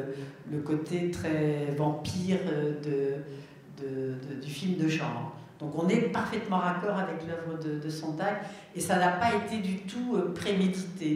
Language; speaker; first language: French; native; French